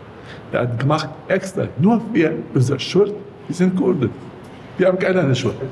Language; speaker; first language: German; non-native, learner; Central Kurdish